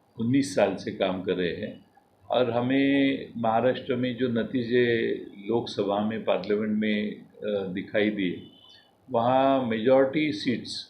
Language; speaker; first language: Hindi; non-native, local second language; Marathi